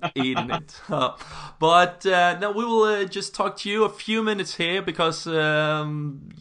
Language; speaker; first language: English; non-native, fluent; Swedish